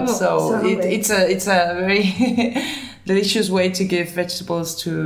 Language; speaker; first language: English; early bilingual, other home language; Finnish